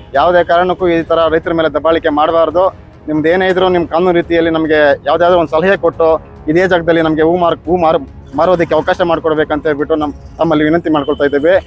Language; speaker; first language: Kannada; native; Kannada